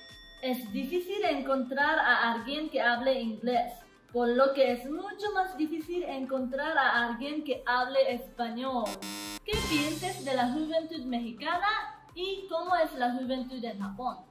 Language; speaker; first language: Spanish; non-native, learner; Japanese